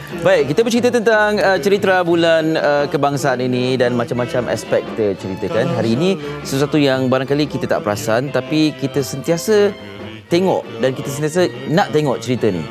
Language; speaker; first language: Malay; native; Malay